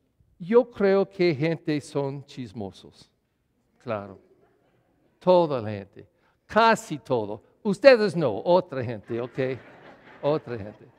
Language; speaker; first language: Spanish; non-native, learner; English